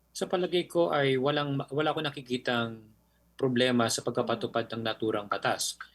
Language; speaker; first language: Filipino; native; Filipino